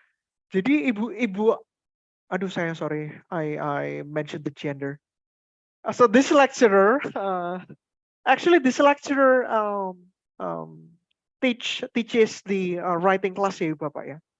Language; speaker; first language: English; non-native, fluent; Indonesian